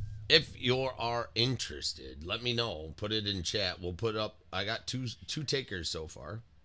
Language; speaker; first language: English; native; English